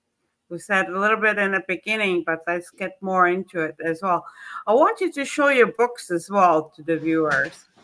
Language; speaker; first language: English; non-native, fluent; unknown